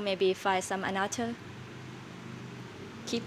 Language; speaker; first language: English; non-native, learner; Thai